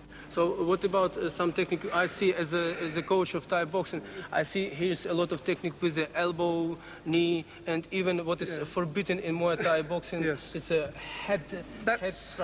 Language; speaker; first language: English; non-native, fluent; Russian